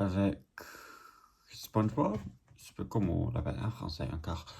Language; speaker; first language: French; non-native, learner; English